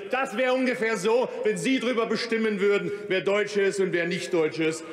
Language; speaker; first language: German; early bilingual, other home language; Turkish